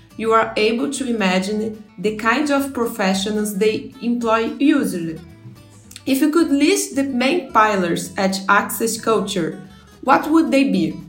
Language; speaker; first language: English; non-native, fluent; Portuguese